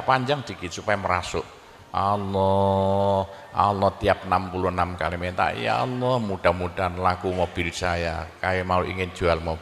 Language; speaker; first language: Indonesian; non-native, local second language; Javanese